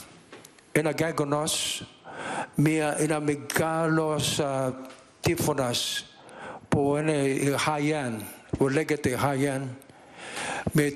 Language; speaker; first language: Greek; non-native, learner; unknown